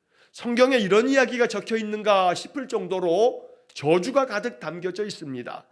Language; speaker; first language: Korean; native; Korean